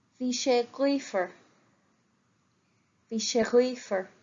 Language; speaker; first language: Irish; non-native, local second language; English